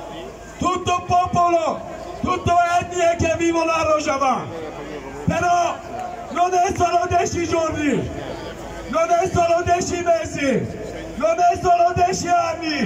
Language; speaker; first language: Italian; non-native, learner; Kurdish